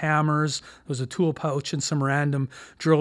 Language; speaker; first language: English; native; English